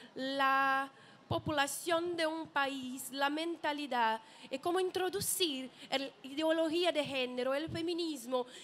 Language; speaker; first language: Spanish; non-native, learner; Portuguese